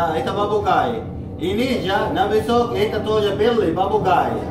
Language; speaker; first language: Russian; non-native, learner; Arabic